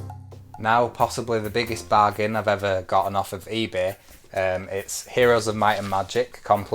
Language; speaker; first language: English; native; English